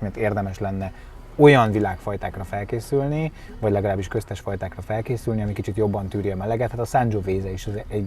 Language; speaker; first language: Hungarian; native; Hungarian